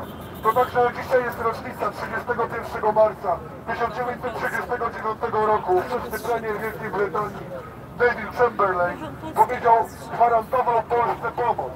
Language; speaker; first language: Polish; native; Polish